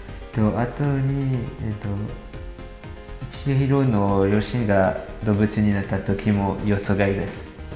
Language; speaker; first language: Japanese; non-native, learner; French